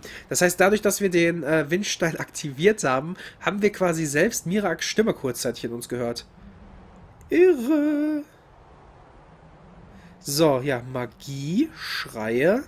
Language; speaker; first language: German; native; German